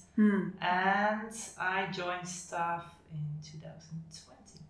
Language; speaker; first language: English; non-native, fluent; Dutch